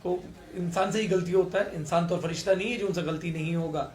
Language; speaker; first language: Hindi; non-native, local second language; Bangla